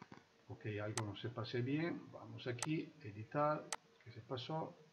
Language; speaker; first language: Spanish; non-native, fluent; Italian